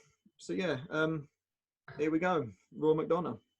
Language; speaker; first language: English; native; English